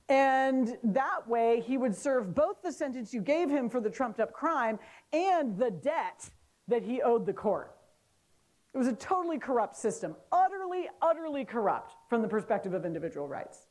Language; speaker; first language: English; native; English